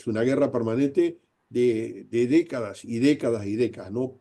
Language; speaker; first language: Spanish; native; Spanish